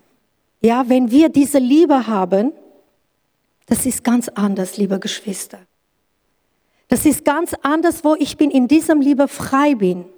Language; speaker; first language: German; non-native, learner; Kurdish